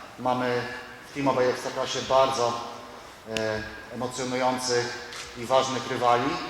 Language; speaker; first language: Polish; native; Polish